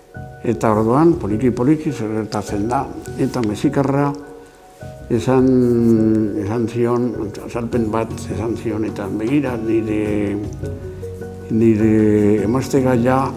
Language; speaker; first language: Basque; non-native, local second language; Spanish